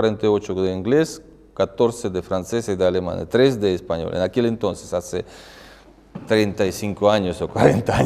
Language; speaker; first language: Spanish; non-native, fluent; Russian